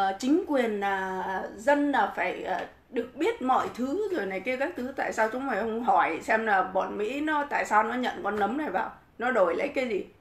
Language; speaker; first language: Vietnamese; native; Vietnamese